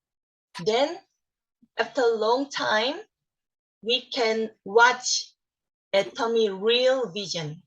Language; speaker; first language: English; non-native, learner; Korean